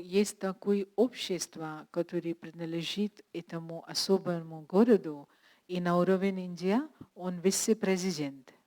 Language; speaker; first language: Russian; non-native, learner; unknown